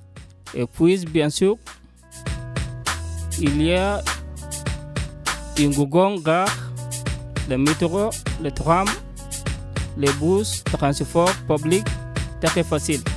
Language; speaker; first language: French; non-native, learner; Portuguese